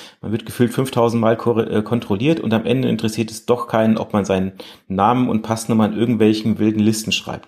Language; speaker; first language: German; native; German